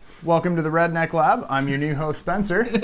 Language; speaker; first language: English; native; English